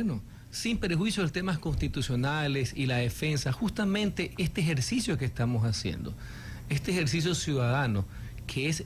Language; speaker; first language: Spanish; native; Spanish